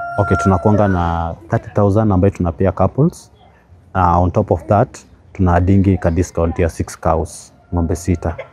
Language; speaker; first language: Swahili; native; Swahili